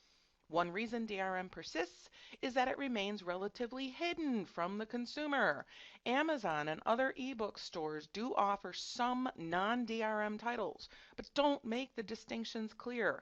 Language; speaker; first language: English; native; English